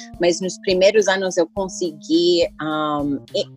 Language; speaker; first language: Portuguese; early bilingual, heritage; English